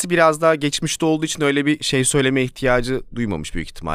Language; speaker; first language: Turkish; native; Turkish